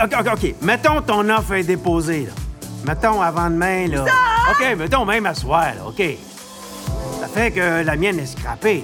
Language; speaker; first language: French; native; French